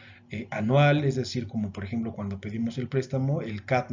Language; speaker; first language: Spanish; native; Spanish